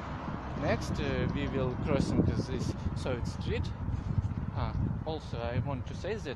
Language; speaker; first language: English; non-native, learner; Russian